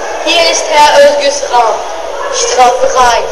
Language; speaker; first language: German; non-native, learner; Turkish